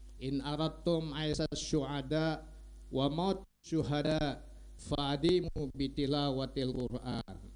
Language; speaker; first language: Indonesian; non-native, local second language; Sasak